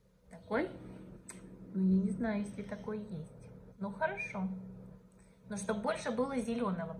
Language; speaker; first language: Russian; native; Russian